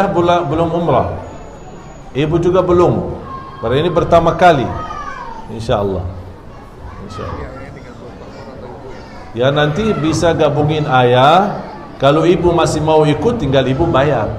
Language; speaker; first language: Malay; non-native, fluent; Arabic